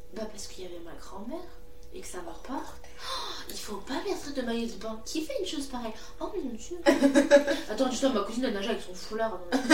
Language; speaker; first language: French; native; French